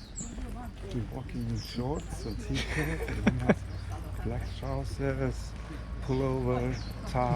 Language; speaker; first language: English; non-native, learner; Swedish